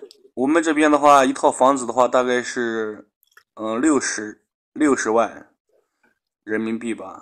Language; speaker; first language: Chinese; native; Chinese